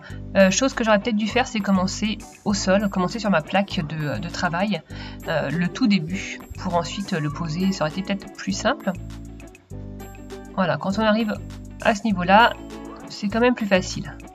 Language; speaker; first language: French; native; French